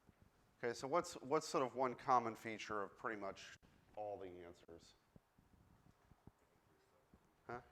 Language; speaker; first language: English; native; English